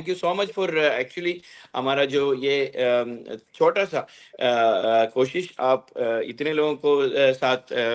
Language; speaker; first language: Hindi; non-native, local second language; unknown